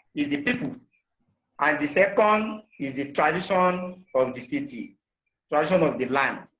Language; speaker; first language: English; non-native, local second language; Yoruba